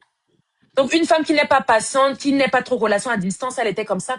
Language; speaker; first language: French; native; French